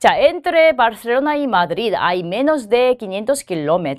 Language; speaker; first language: Spanish; non-native, fluent; Korean